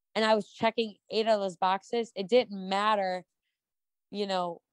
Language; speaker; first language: English; native; English